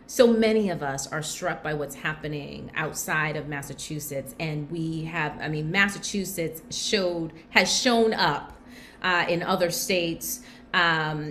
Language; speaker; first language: English; native; English